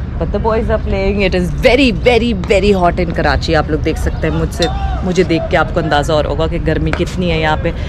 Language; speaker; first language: Urdu; native; Urdu